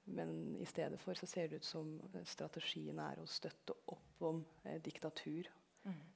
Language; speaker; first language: Norwegian; early bilingual, other home language; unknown